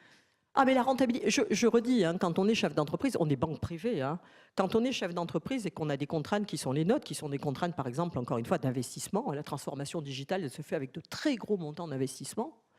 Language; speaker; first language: French; native; French